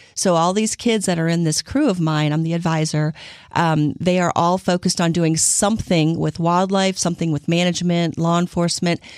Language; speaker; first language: English; native; English